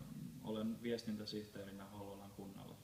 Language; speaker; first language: Finnish; native; Finnish